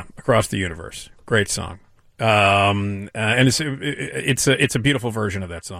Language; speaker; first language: English; native; English